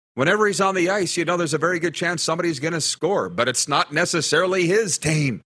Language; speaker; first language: English; native; English